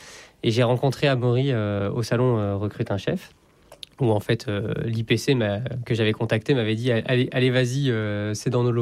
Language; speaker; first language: French; native; French